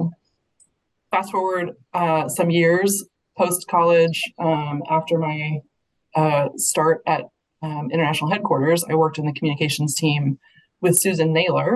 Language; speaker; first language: English; native; English